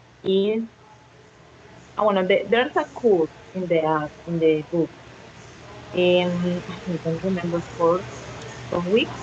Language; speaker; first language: English; non-native, learner; Spanish